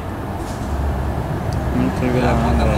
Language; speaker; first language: Spanish; native; Spanish